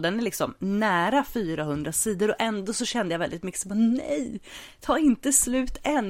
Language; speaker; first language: Swedish; native; Swedish